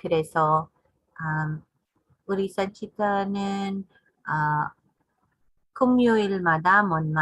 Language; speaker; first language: Korean; non-native, learner; English